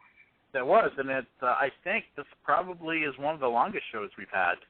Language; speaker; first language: English; native; English